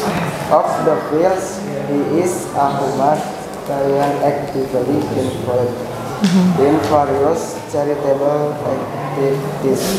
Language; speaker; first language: English; non-native, learner; Indonesian